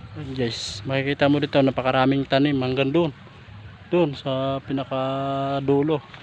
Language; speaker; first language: Filipino; non-native, local second language; Kinaray-a